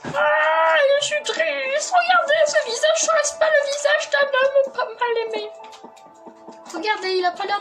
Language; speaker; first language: French; native; French